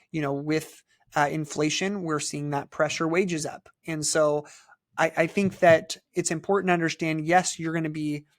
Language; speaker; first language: English; native; English